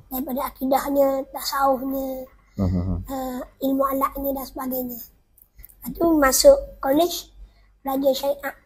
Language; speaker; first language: Malay; native; Malay